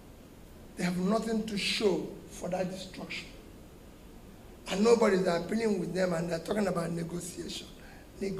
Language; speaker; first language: English; non-native, local second language; Igbo